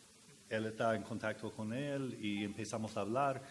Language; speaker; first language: Spanish; non-native, learner; English